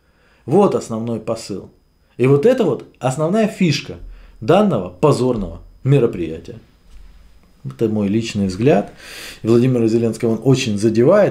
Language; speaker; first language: Russian; native; Russian